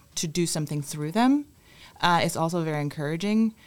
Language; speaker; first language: English; non-native, fluent; Spanish